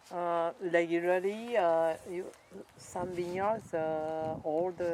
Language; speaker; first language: English; non-native, learner; Japanese